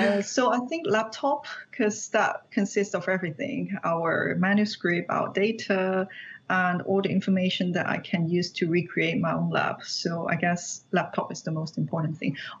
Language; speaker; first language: English; non-native, local second language; Cantonese